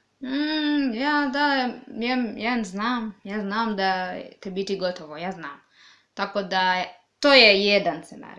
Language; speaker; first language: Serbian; non-native, learner; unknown